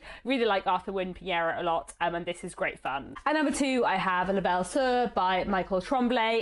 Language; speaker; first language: English; native; English